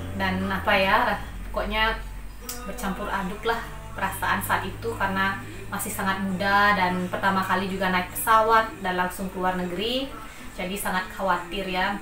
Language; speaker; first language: Indonesian; non-native, local second language; Balinese